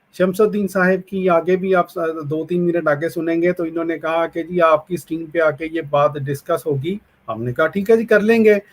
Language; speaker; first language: Urdu; non-native, local second language; Punjabi